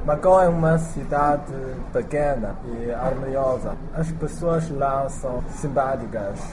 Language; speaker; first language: Portuguese; non-native, learner; Chinese